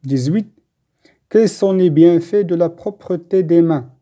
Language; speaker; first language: French; non-native, local second language; Arabic